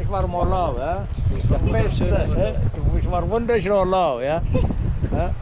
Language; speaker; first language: German; non-native, learner; Amharic